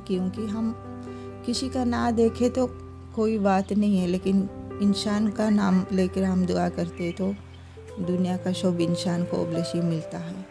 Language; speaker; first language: Hindi; non-native, local second language; Odia